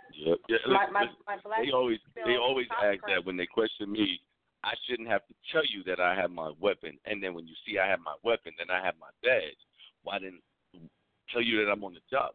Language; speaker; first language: English; native; English